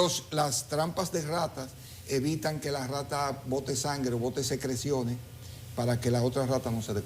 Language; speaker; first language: Spanish; native; Spanish